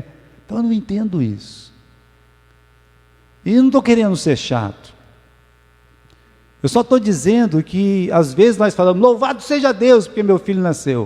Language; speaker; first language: Portuguese; native; Portuguese